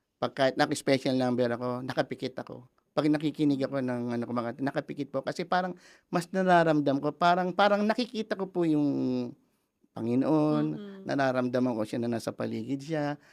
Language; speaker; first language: Filipino; native; Filipino